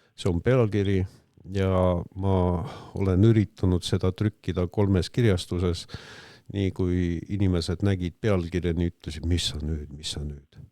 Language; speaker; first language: Estonian; non-native, local second language; Russian